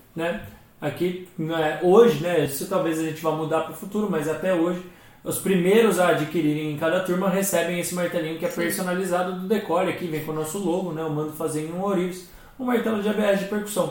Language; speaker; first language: Portuguese; native; Portuguese